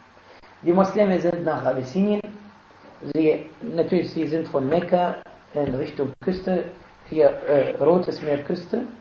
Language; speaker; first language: German; non-native, fluent; Arabic